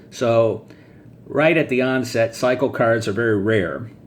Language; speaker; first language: English; native; English